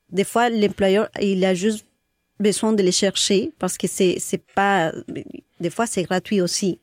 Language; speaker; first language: French; non-native, fluent; Spanish